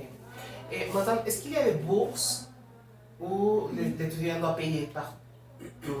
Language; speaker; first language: French; non-native, learner; Spanish